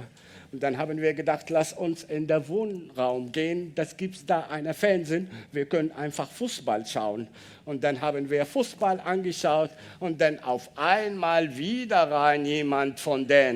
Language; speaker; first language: German; non-native, learner; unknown